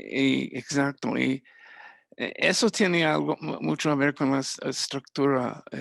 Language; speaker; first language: Spanish; non-native, fluent; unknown